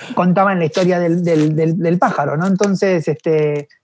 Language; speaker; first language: Spanish; native; Spanish